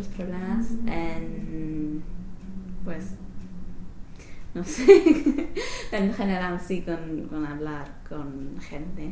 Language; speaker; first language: Spanish; non-native, learner; English